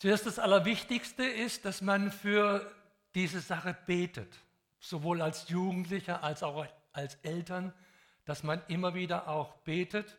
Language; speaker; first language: German; native; German